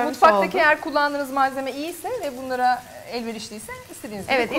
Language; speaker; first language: Turkish; native; Turkish